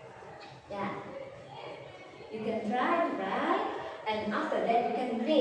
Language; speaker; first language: English; non-native, learner; Indonesian